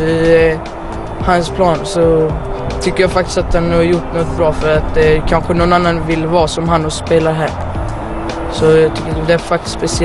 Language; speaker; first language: Swedish; native; Swedish